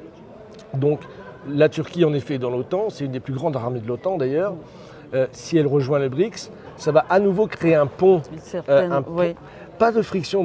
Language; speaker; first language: French; native; French